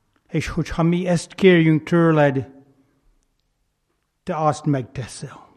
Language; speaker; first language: Hungarian; non-native, fluent; English